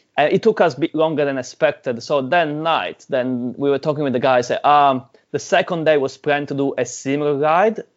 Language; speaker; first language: English; non-native, fluent; Italian